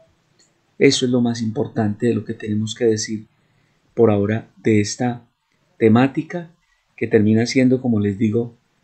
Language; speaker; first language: Spanish; native; Spanish